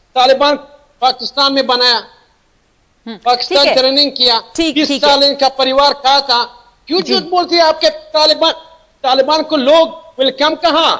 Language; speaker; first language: Hindi; non-native, learner; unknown